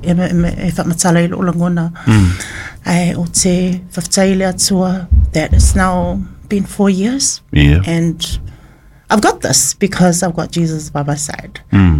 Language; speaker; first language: English; native; English